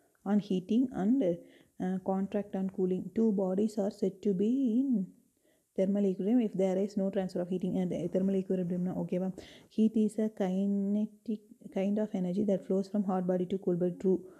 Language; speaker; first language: English; non-native, local second language; Tamil